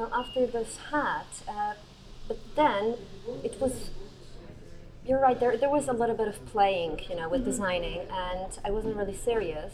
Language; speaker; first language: English; non-native, fluent; Polish